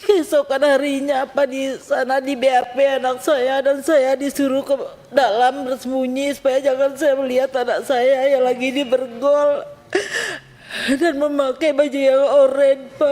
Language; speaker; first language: Indonesian; non-native, local second language; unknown